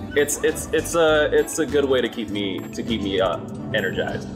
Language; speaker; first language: English; native; English